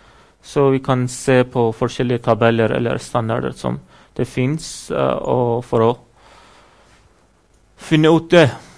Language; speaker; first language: Norwegian; non-native, fluent; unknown